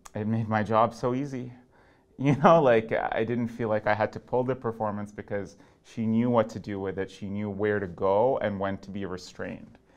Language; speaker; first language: English; non-native, local second language; Urdu